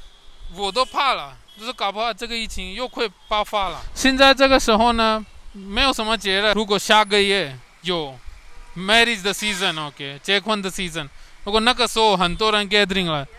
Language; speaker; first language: Chinese; non-native, learner; Hindi